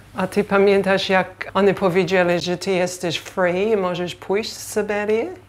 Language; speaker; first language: Polish; early bilingual, heritage; English